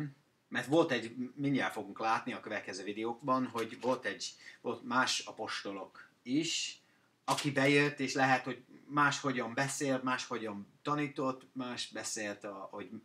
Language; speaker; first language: Hungarian; non-native, fluent; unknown